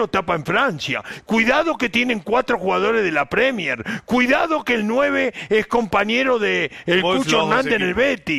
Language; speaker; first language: Spanish; native; Spanish